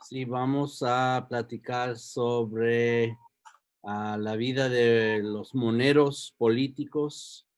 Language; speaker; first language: Spanish; early bilingual, heritage; Spanish